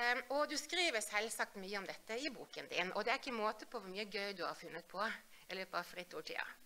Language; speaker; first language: Norwegian; native; Norwegian